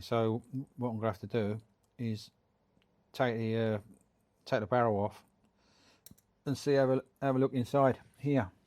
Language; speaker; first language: English; native; English